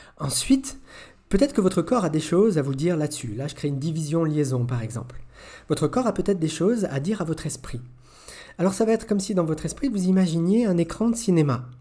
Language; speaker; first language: French; native; French